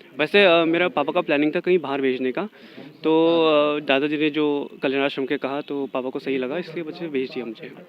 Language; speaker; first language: Hindi; non-native, local second language; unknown